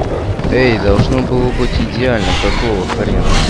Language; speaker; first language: Russian; native; Russian